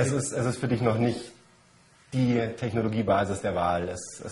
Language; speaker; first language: German; native; German